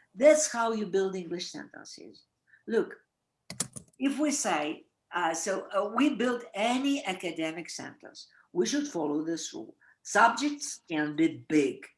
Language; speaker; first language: English; non-native, fluent; Russian